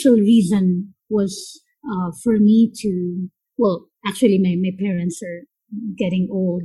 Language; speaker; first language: English; non-native, local second language; Filipino